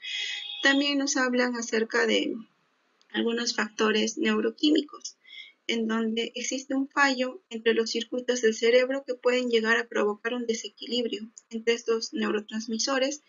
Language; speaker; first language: Spanish; native; Spanish